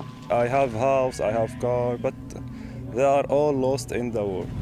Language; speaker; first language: English; non-native, learner; Arabic